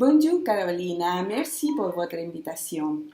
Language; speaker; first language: French; non-native, learner; Spanish